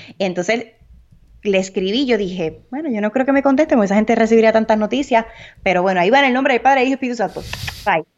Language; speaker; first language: Spanish; early bilingual, heritage; Spanish